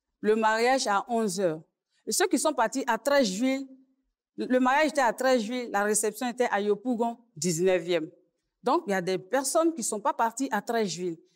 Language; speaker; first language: French; native; French